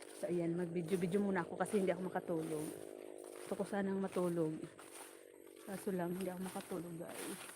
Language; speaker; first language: Filipino; non-native, local second language; Bikol